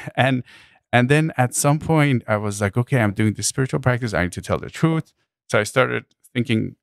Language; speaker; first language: English; non-native, fluent; Persian